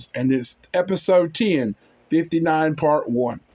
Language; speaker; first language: English; native; English